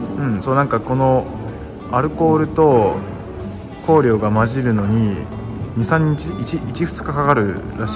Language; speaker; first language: Japanese; native; Japanese